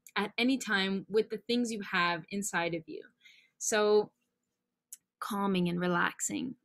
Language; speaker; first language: English; native; English